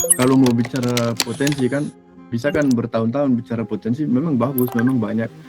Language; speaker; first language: Indonesian; non-native, fluent; French